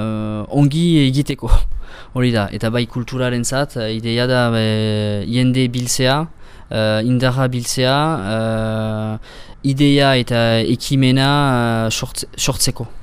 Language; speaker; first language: Basque; non-native, local second language; French